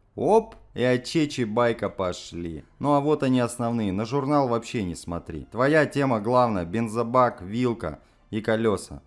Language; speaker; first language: Russian; native; Russian